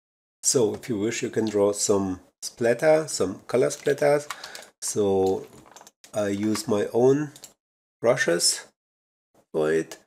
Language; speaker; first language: English; non-native, fluent; German